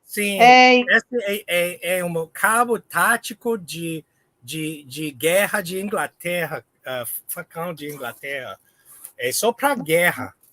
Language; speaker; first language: Portuguese; non-native, learner; English